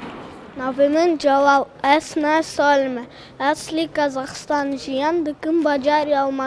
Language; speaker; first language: Kurdish; early bilingual, heritage; Kurdish